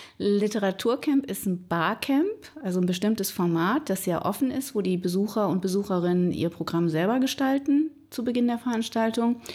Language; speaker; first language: German; native; German